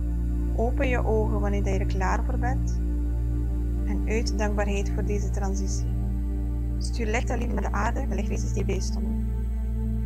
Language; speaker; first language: Dutch; native; Dutch